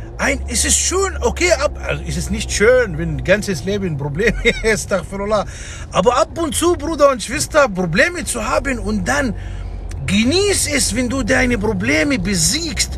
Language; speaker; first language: German; non-native, fluent; Arabic